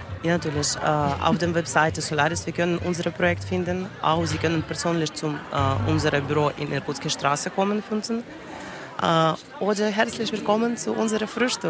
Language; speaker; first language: German; non-native, learner; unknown